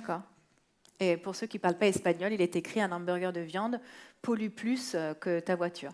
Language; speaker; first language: French; native; French